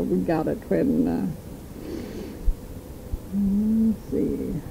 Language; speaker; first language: English; native; English